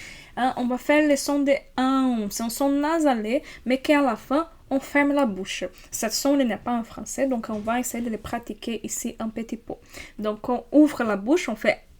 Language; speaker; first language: French; non-native, fluent; Portuguese